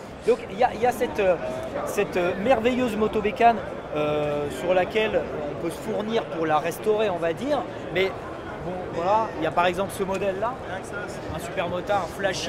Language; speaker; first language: French; native; French